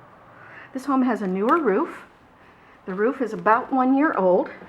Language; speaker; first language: English; native; English